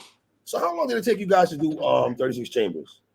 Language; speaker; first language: English; native; English